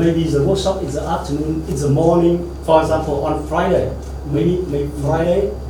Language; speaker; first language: English; non-native, learner; Vietnamese